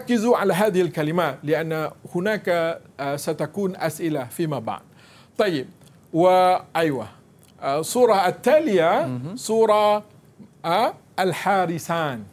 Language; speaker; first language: Arabic; non-native, fluent; Malay